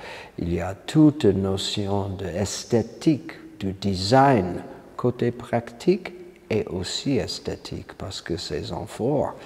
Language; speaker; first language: French; non-native, fluent; English